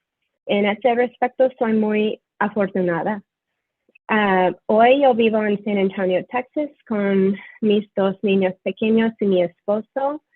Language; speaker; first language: Spanish; non-native, fluent; English